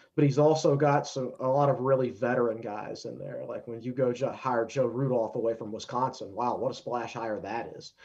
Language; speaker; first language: English; native; English